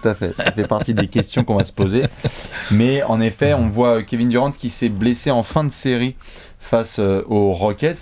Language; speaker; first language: French; native; French